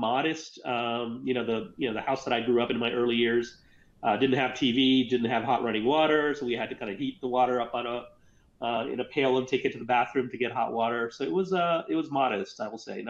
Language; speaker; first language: English; early bilingual, other home language; Gujarati